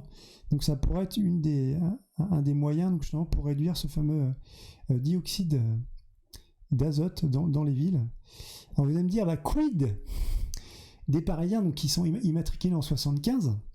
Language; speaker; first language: French; native; French